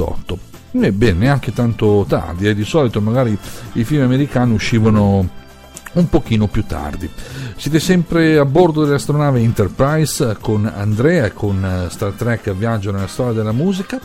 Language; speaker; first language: Italian; native; Italian